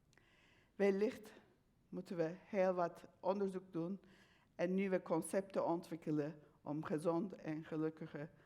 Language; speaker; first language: Dutch; non-native, fluent; Turkish